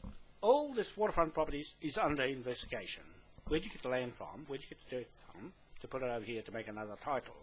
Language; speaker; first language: English; native; English